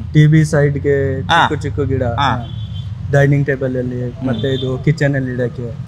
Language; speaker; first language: Kannada; non-native, local second language; Hindi